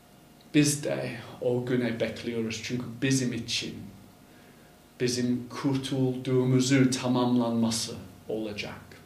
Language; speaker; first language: Turkish; non-native, fluent; English